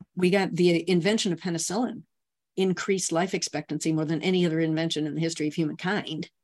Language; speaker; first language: English; native; English